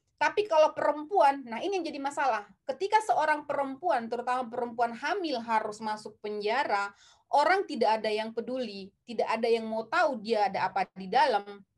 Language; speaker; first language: Indonesian; non-native, local second language; Batak Toba